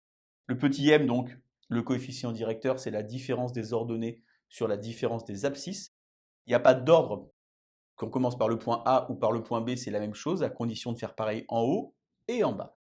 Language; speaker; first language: French; native; French